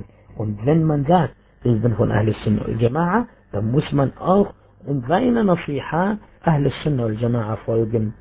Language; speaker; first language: German; non-native, fluent; Arabic